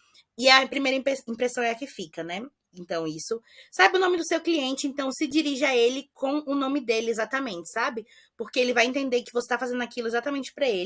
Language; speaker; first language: Portuguese; native; Portuguese